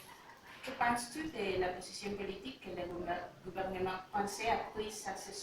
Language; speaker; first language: French; non-native, learner; Spanish